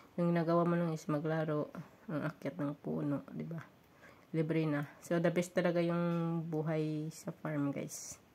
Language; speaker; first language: Filipino; non-native, local second language; Hiligaynon